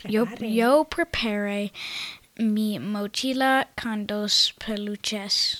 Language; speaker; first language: Spanish; non-native, learner; English